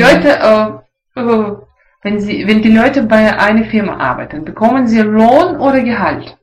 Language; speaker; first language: German; non-native, learner; Russian